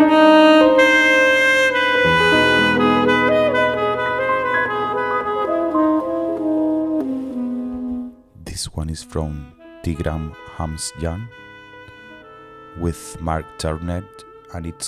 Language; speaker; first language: English; non-native, fluent; Spanish